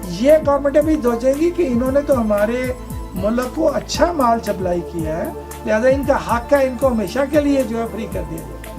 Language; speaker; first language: Urdu; non-native, local second language; Punjabi